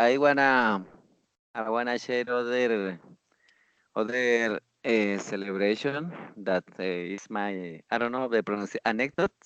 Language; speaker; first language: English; non-native, learner; Spanish